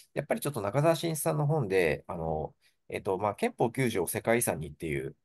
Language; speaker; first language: Japanese; native; Japanese